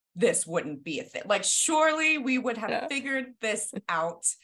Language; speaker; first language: English; native; English